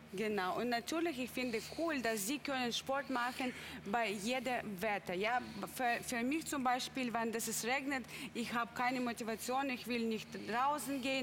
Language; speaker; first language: German; non-native, learner; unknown